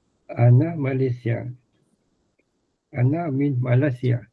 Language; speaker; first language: Arabic; non-native, learner; Malay